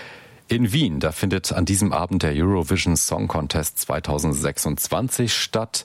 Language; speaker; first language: German; native; German